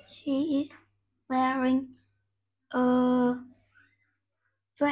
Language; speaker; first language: English; non-native, learner; Vietnamese